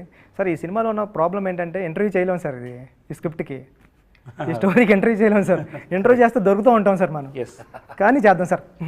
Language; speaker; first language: Telugu; native; Telugu